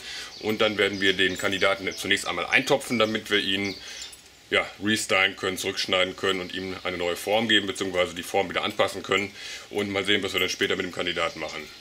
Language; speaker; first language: German; native; German